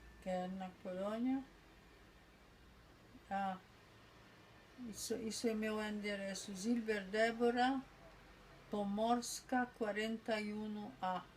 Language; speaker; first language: Portuguese; non-native, fluent; Polish